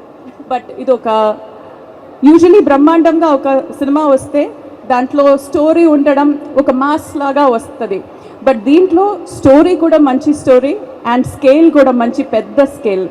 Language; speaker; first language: Telugu; non-native, learner; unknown